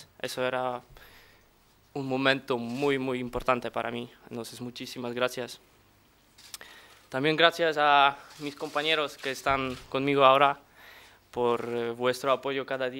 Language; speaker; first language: Spanish; non-native, fluent; Polish